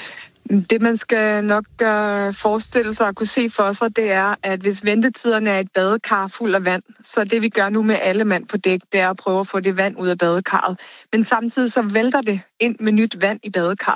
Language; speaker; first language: Danish; native; Danish